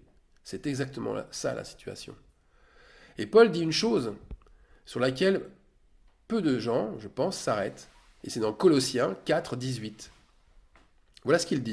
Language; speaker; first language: French; native; French